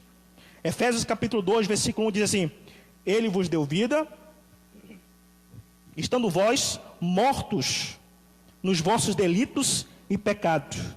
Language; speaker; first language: Portuguese; native; Portuguese